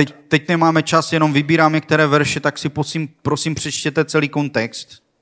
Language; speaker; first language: Czech; non-native, learner; Swedish